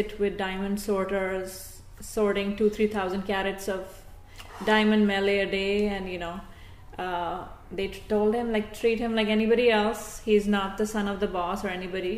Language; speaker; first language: English; non-native, local second language; Hindi